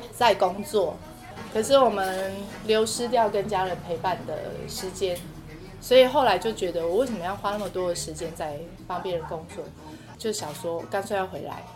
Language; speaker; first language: Chinese; non-native, local second language; Amis